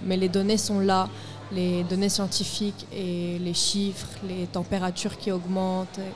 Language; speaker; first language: French; non-native, local second language; Arabic